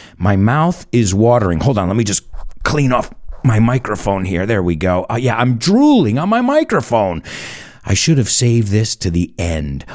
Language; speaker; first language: English; native; English